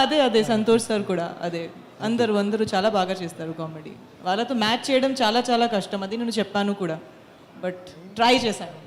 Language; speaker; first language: Telugu; non-native, fluent; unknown